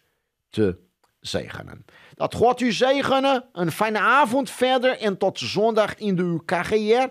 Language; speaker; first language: Dutch; non-native, fluent; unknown